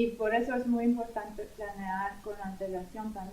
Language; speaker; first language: Spanish; non-native, fluent; English